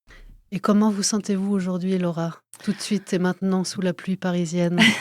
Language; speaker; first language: French; native; French